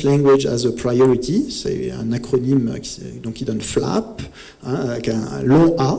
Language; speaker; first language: French; native; French